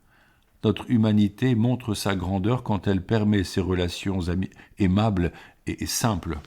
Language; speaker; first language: French; native; French